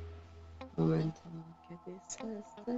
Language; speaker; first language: Spanish; non-native, learner; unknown